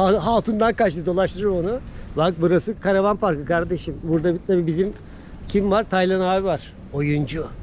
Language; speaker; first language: Turkish; early bilingual, heritage; Turkish